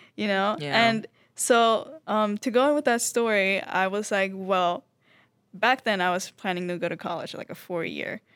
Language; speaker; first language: English; early bilingual, other home language; Spanish